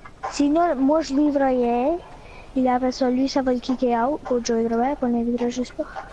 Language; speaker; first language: French; early bilingual, heritage; French